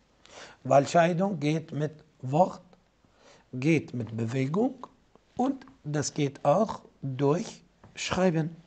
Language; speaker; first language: German; non-native, fluent; Arabic